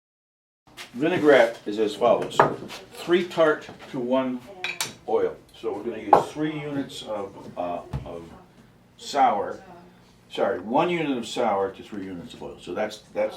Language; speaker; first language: English; native; English